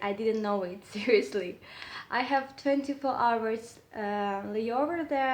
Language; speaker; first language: English; non-native, learner; Russian